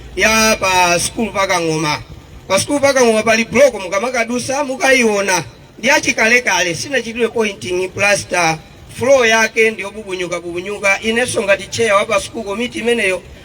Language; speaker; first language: Nyanja; native; Nyanja